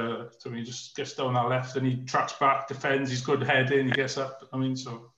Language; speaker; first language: English; native; English